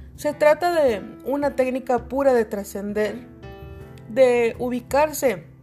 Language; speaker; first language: Spanish; native; Spanish